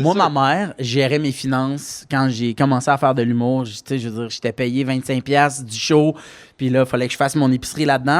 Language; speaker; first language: French; native; French